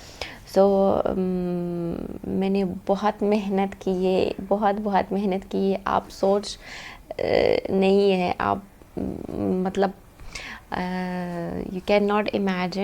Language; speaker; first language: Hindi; non-native, learner; Arabic